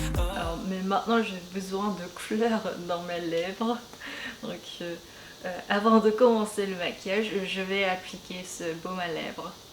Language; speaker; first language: French; non-native, fluent; Korean